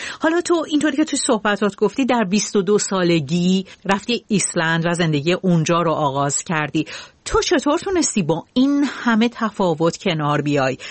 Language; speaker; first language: Persian; native; Persian